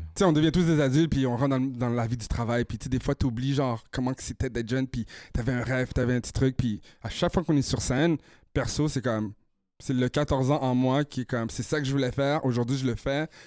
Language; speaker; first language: French; native; French